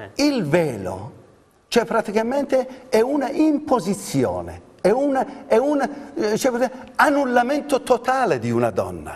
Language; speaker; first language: Italian; non-native, fluent; Persian